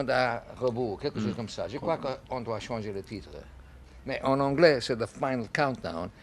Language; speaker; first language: French; non-native, learner; English